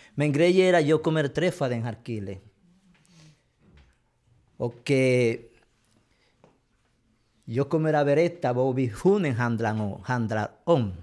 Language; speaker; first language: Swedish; non-native, fluent; Spanish